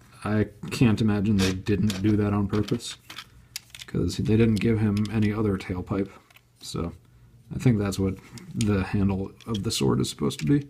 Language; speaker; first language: English; native; English